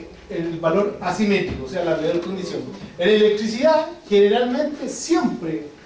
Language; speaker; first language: Spanish; native; Spanish